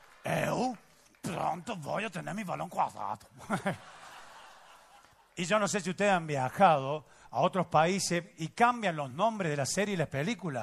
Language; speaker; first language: Spanish; native; Spanish